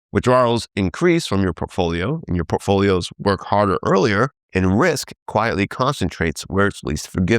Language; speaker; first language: English; native; English